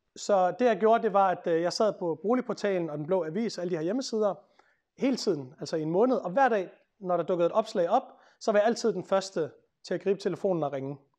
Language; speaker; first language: Danish; native; Danish